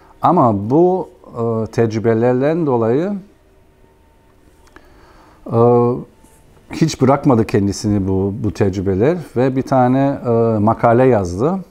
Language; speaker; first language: Turkish; non-native, fluent; German